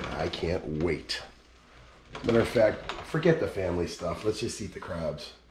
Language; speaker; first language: English; native; English